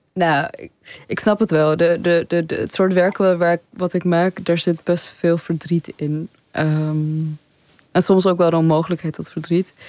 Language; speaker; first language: Dutch; early bilingual, other home language; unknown